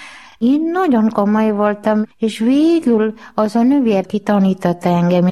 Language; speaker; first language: Hungarian; non-native, learner; Malayalam